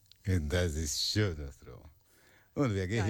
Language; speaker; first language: German; non-native, learner; Portuguese